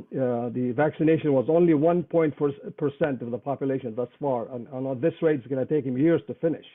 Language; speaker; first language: English; non-native, fluent; Arabic